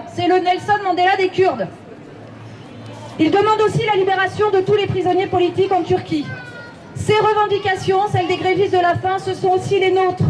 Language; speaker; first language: French; native; French